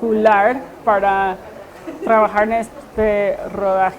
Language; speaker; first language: Spanish; early bilingual, heritage; Spanish